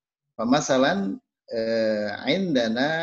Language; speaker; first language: Arabic; non-native, fluent; Indonesian